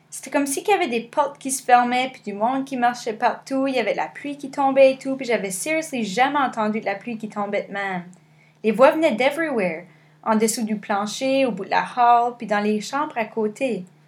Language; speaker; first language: French; native; French